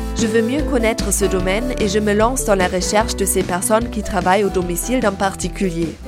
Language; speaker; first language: French; native; French